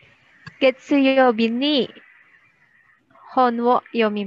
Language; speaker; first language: Japanese; non-native, learner; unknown